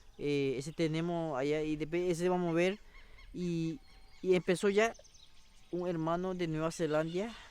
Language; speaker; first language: Spanish; non-native, local second language; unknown